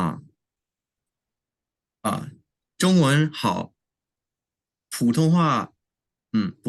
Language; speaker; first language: Chinese; non-native, learner; English